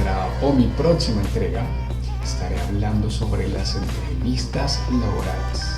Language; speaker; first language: Spanish; native; Spanish